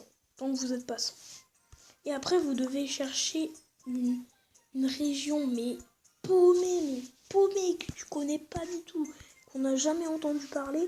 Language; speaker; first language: French; native; French